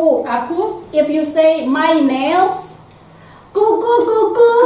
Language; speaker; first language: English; non-native, learner; Indonesian